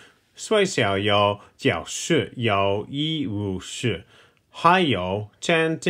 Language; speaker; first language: Chinese; non-native, fluent; English